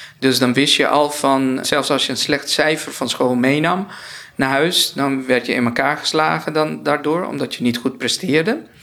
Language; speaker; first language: Dutch; non-native, local second language; Papiamento